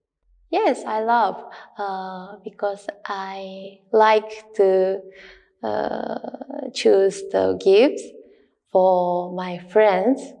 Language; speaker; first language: English; non-native, learner; Japanese